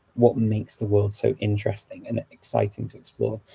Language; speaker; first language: English; native; English